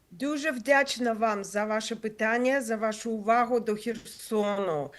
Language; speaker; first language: Ukrainian; non-native, local second language; Russian